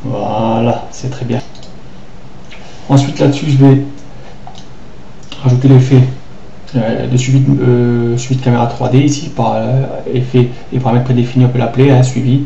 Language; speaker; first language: French; native; French